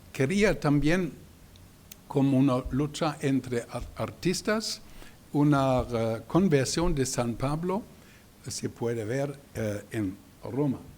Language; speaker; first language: Spanish; non-native, learner; German